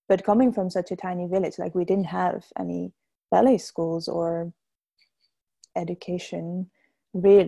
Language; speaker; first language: English; non-native, fluent; Dutch